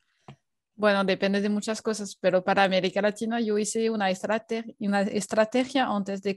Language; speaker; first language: Spanish; non-native, fluent; French